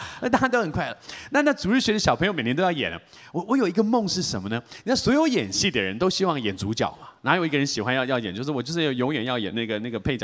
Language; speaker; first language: Chinese; native; Chinese